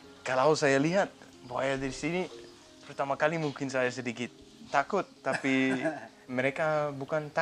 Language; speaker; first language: Indonesian; non-native, learner; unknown